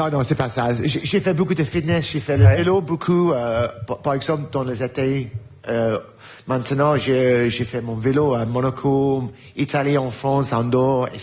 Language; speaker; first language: French; non-native, learner; English